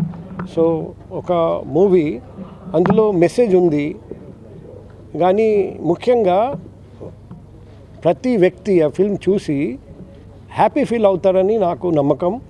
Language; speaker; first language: Telugu; non-native, local second language; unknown